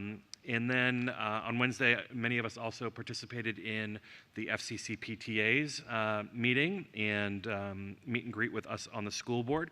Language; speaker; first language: English; native; English